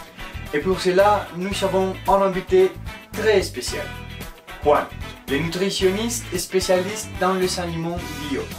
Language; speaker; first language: French; non-native, learner; Spanish